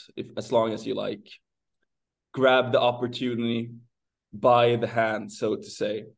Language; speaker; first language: English; non-native, fluent; Swedish